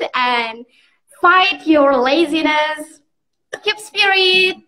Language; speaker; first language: English; non-native, learner; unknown